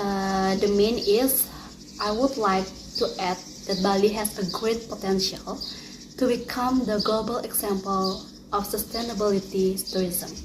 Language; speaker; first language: English; non-native, fluent; Indonesian